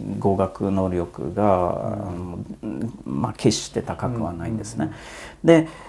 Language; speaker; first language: Japanese; non-native, fluent; Polish